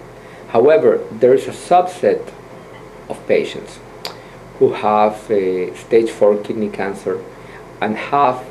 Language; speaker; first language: English; non-native, fluent; Spanish